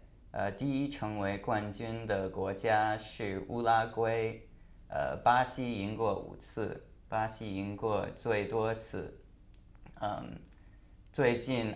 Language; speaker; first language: Chinese; non-native, learner; English